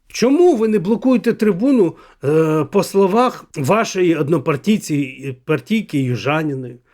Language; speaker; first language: Ukrainian; non-native, local second language; Russian